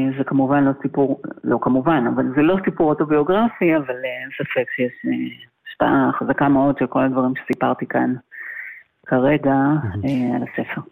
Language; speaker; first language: Hebrew; native; Hebrew